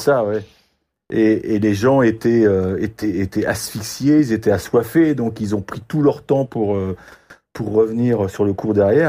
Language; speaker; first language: French; native; French